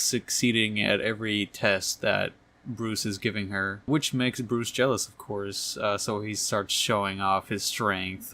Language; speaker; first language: English; native; English